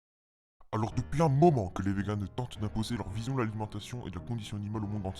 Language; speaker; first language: French; native; French